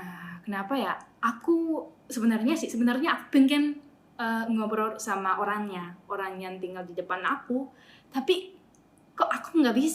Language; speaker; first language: Indonesian; non-native, fluent; Japanese